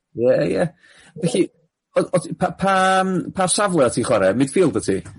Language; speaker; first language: Welsh; native; Welsh